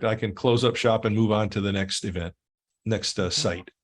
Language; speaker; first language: English; native; English